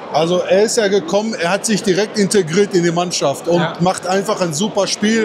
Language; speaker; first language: German; native; German